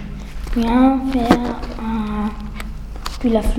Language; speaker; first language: French; non-native, learner; German